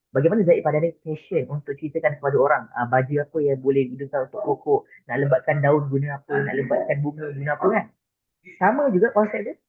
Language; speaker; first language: Malay; native; Malay